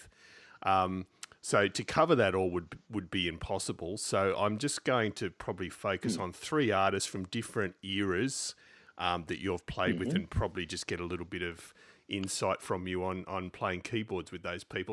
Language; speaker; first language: English; native; English